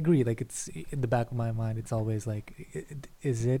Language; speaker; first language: English; non-native, local second language; Malayalam